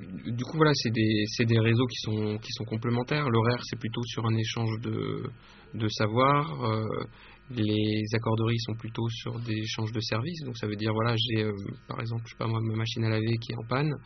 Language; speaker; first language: French; native; French